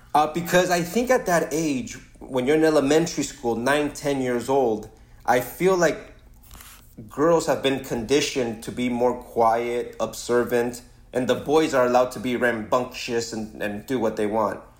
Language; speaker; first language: English; early bilingual, other home language; Spanish